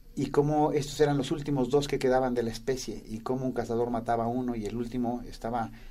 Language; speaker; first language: Spanish; native; Spanish